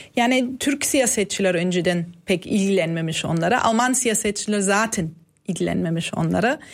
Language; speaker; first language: Turkish; non-native, fluent; German